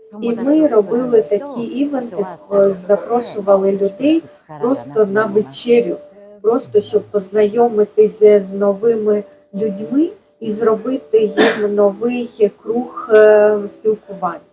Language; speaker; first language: Ukrainian; non-native, fluent; Japanese